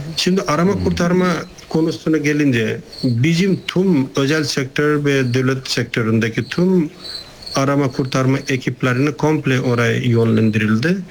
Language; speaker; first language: Turkish; non-native, fluent; Nepali